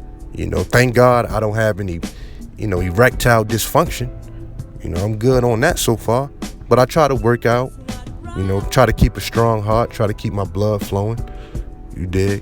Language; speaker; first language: English; native; English